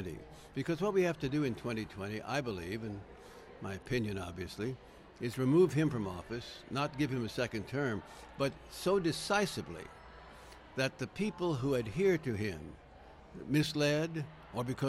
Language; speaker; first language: English; native; English